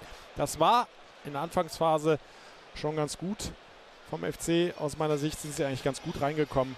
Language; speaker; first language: German; native; German